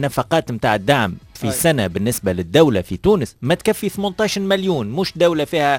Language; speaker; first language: Arabic; native; Arabic